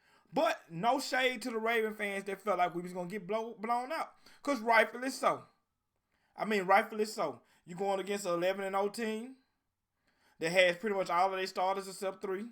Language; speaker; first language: English; native; English